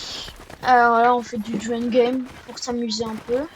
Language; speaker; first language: French; native; French